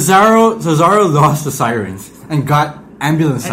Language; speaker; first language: English; non-native, local second language; Filipino